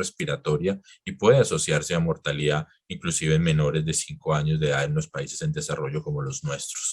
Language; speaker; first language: Spanish; native; Spanish